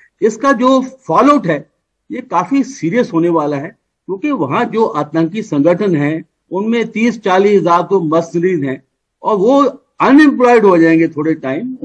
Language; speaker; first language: Hindi; native; Hindi